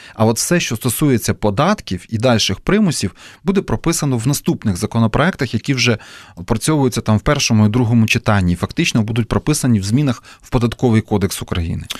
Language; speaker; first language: Ukrainian; native; Ukrainian